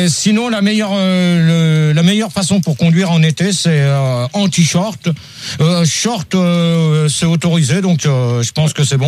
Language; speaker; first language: French; native; French